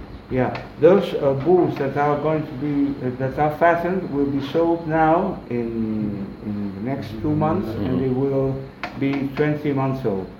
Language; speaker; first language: English; non-native, fluent; Spanish